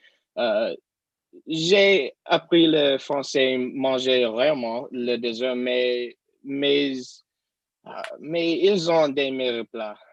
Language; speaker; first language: French; non-native, learner; English